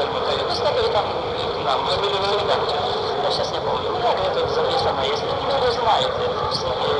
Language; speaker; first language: Russian; non-native, fluent; Lithuanian